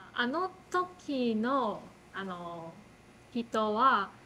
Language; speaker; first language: Japanese; non-native, fluent; Chinese